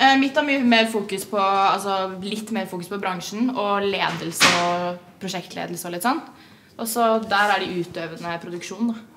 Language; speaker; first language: Norwegian; native; Norwegian